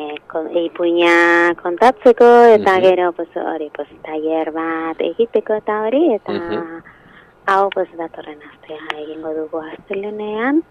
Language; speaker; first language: Basque; non-native, local second language; Spanish